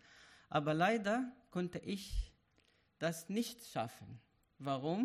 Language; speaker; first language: German; non-native, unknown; Arabic